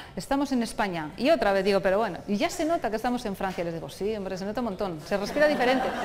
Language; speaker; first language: Spanish; non-native, local second language; Basque